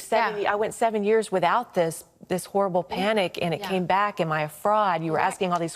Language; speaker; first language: English; native; English